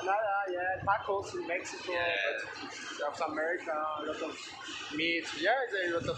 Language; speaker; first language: English; non-native, learner; French